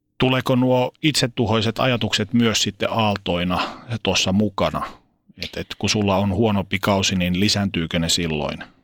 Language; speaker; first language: Finnish; native; Finnish